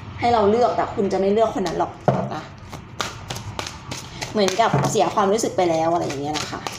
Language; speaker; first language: Thai; native; Thai